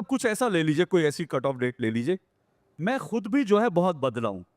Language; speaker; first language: Hindi; native; Hindi